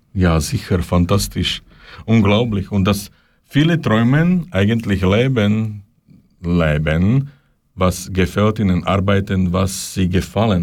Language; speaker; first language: German; non-native, learner; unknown